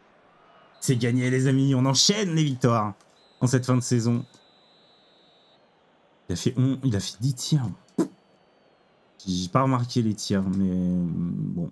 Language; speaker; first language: French; native; French